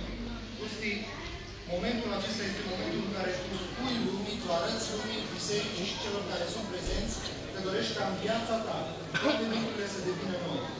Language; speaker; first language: Romanian; native; Romanian